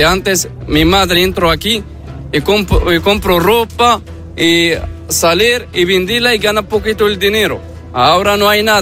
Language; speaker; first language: Spanish; non-native, learner; Arabic